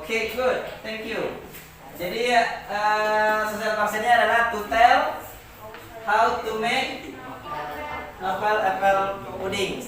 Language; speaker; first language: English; non-native, learner; Indonesian